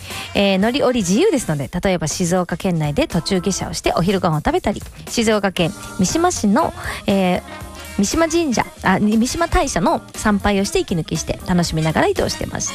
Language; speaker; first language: Japanese; native; Japanese